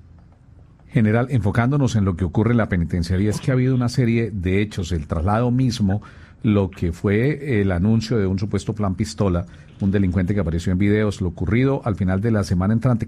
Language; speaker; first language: Spanish; native; Spanish